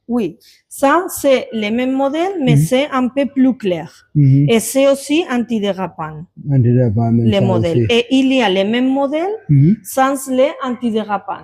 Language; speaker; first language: French; non-native, learner; Spanish